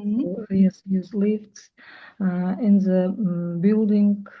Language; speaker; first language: English; non-native, learner; Russian